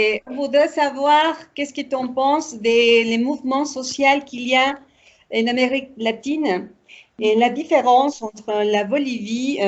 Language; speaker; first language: French; non-native, fluent; Spanish